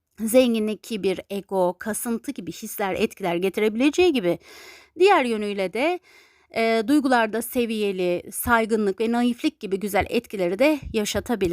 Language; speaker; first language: Turkish; native; Turkish